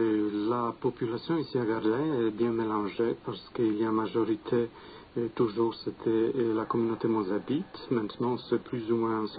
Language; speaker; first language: French; non-native, fluent; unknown